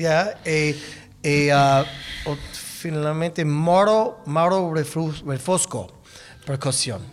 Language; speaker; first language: Spanish; non-native, learner; English